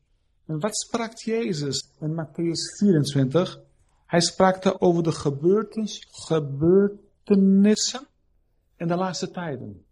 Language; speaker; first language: Dutch; non-native, fluent; Portuguese